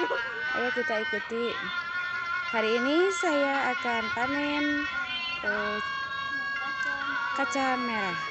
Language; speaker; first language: Indonesian; non-native, local second language; Sundanese